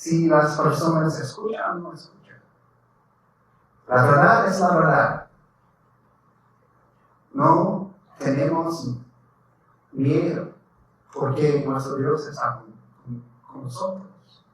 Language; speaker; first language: Spanish; non-native, learner; English